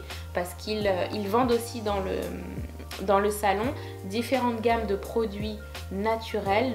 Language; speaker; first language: French; native; French